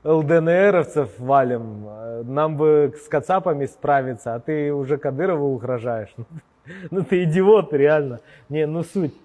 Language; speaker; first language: Russian; native; Russian